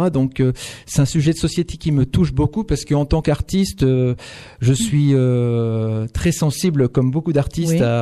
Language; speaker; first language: French; native; French